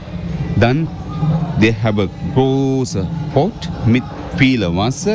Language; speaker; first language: German; non-native, learner; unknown